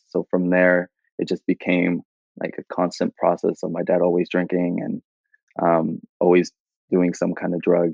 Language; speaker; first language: English; native; English